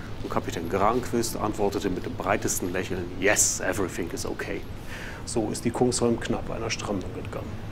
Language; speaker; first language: German; native; German